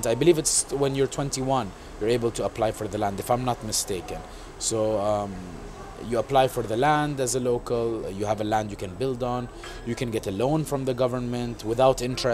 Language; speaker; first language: English; non-native, local second language; Arabic